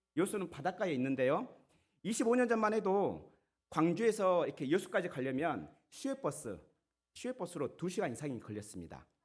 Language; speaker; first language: Korean; native; Korean